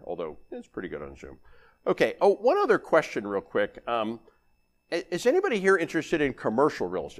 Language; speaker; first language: English; native; English